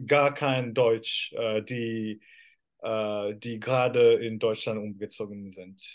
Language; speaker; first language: German; non-native, fluent; Finnish